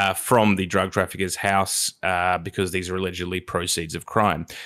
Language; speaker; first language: English; native; English